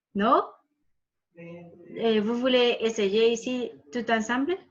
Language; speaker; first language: French; non-native, fluent; Spanish